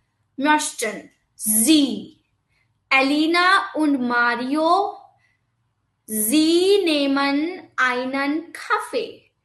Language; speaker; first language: German; non-native, fluent; Hindi